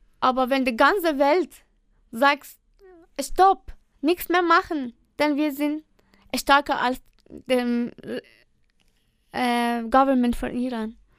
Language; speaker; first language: German; non-native, learner; Persian